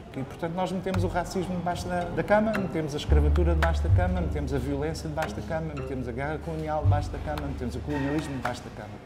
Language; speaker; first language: Portuguese; native; Portuguese